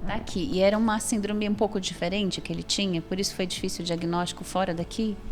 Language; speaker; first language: Portuguese; native; Portuguese